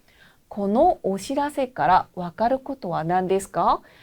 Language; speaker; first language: Japanese; non-native, fluent; Korean